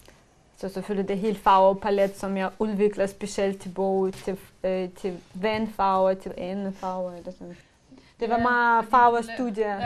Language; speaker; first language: Danish; non-native, learner; Russian